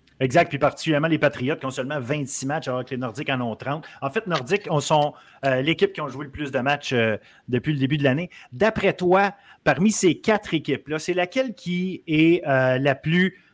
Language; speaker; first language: French; native; French